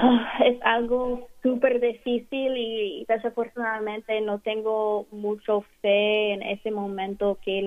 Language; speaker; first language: Spanish; non-native, fluent; English